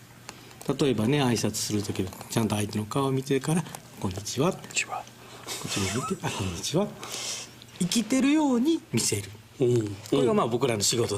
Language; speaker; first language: Japanese; native; Japanese